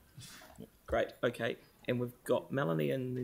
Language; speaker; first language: English; native; English